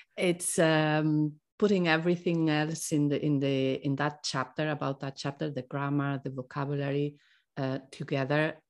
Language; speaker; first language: English; non-native, fluent; Spanish